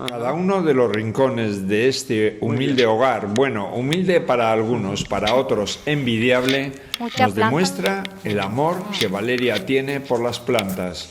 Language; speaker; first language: Spanish; native; Spanish